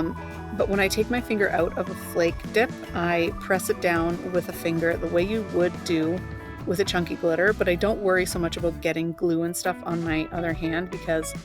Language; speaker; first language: English; native; English